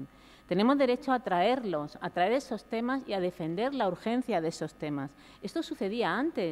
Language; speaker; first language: Spanish; native; Spanish